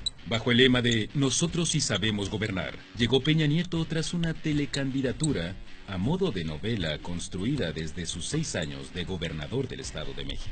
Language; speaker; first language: Spanish; native; Spanish